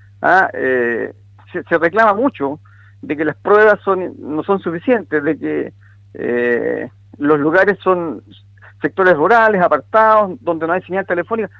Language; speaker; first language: Spanish; native; Spanish